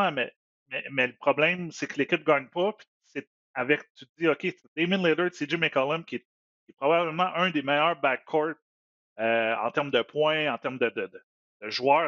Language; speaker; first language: French; native; French